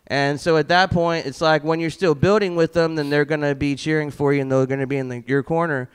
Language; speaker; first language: English; native; English